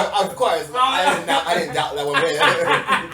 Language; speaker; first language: English; native; English